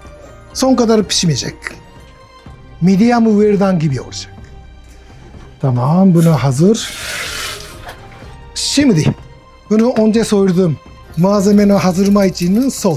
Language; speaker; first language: Turkish; non-native, learner; Japanese